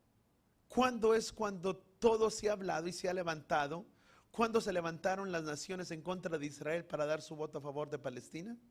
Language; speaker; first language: Spanish; native; Spanish